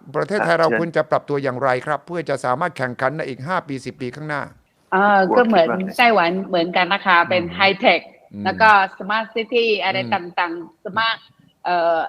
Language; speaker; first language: Thai; non-native, fluent; Malay